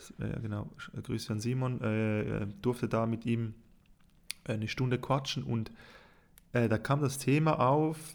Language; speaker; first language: German; native; German